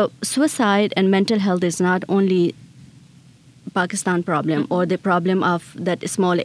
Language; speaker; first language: English; non-native, local second language; Khowar